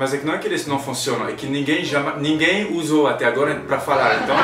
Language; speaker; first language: Portuguese; non-native, fluent; French